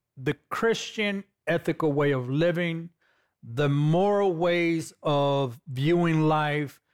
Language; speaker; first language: English; native; English